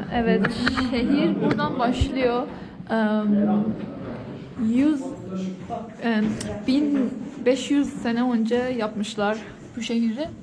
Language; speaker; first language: Turkish; non-native, learner; Persian